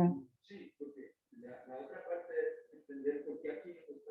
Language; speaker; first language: Spanish; native; Spanish